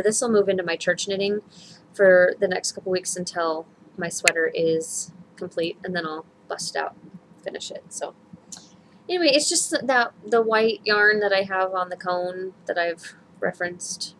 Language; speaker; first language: English; native; English